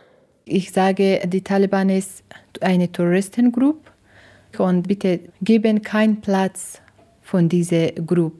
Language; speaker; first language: German; non-native, learner; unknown